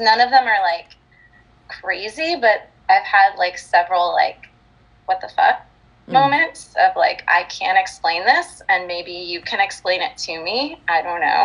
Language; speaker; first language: English; native; English